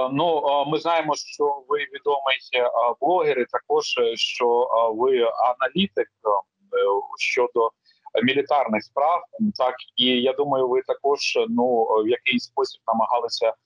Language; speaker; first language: Ukrainian; native; Ukrainian